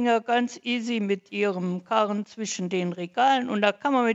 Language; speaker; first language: German; native; German